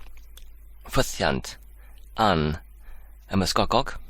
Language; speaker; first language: Welsh; non-native, learner; English